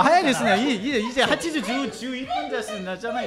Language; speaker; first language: Japanese; non-native, learner; Korean